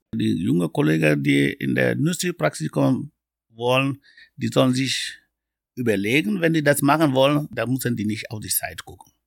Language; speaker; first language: German; non-native, fluent; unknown